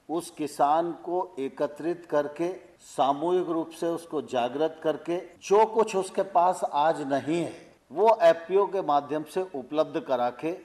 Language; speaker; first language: Hindi; native; Hindi